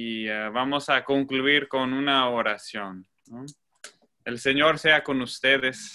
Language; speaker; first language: Spanish; non-native, fluent; English